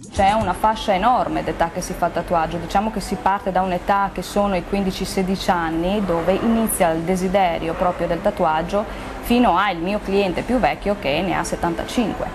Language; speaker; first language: Italian; non-native, fluent; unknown